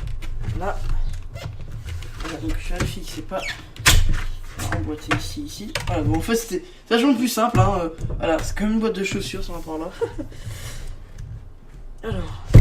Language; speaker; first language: French; native; French